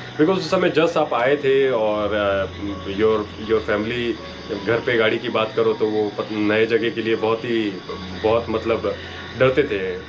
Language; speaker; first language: Hindi; non-native, local second language; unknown